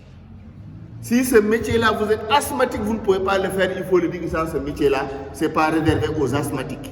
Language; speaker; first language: French; non-native, local second language; Wolof